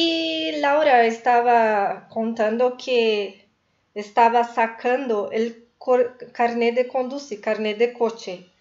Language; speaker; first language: Spanish; non-native, fluent; Portuguese